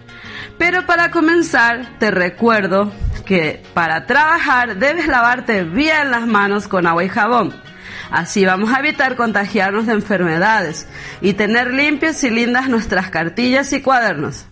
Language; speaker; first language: Spanish; native; Spanish